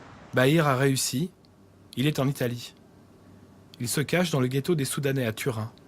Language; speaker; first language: French; native; French